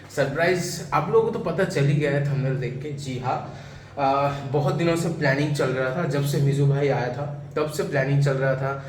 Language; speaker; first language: Hindi; non-native, local second language; Bangla